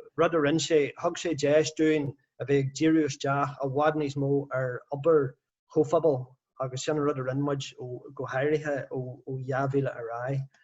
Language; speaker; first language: Irish; non-native, local second language; English